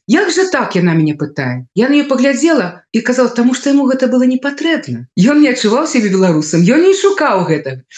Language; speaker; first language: Belarusian; non-native, local second language; Russian